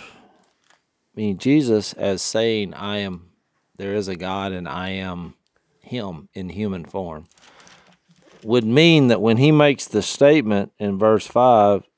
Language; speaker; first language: English; native; English